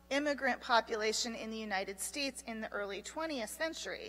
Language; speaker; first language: English; native; English